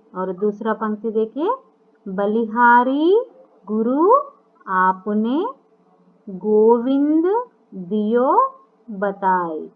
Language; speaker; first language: Hindi; non-native, local second language; Telugu